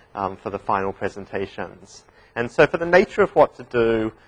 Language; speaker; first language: English; native; English